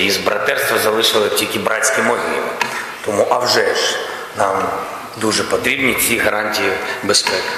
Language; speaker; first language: Ukrainian; non-native, local second language; Russian